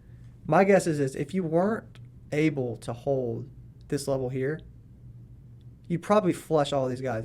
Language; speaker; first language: English; native; English